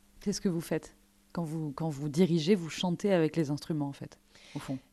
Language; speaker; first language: French; native; French